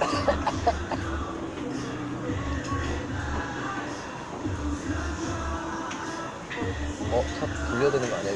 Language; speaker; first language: Korean; native; Korean